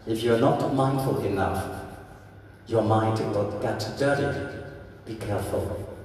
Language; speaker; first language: English; non-native, fluent; Burmese